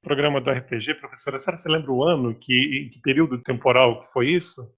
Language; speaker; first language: Portuguese; native; Portuguese